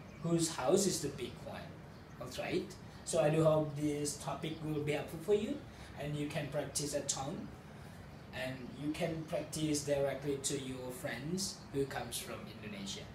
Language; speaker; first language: English; non-native, fluent; Indonesian